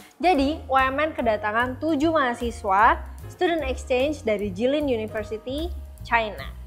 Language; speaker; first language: Indonesian; native; Indonesian